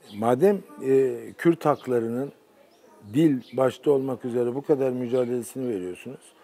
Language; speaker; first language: Turkish; native; Turkish